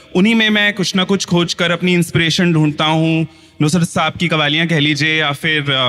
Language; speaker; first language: Hindi; native; Hindi